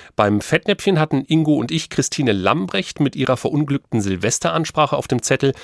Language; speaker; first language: German; native; German